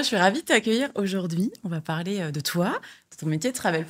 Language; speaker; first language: French; native; French